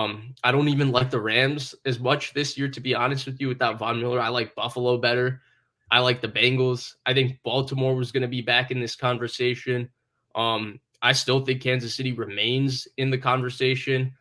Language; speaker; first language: English; native; English